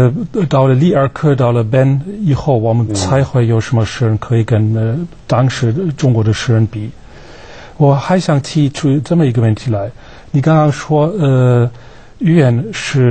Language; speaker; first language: Chinese; non-native, fluent; German